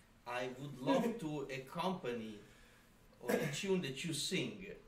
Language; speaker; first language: English; non-native, fluent; Italian